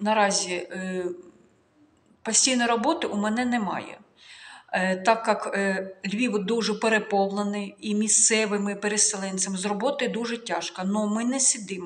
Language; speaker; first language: Ukrainian; non-native, local second language; Russian